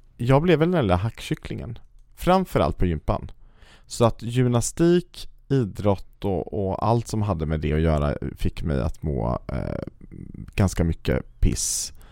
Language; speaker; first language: Swedish; native; Swedish